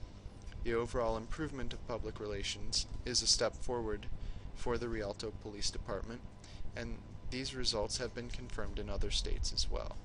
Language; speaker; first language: English; native; English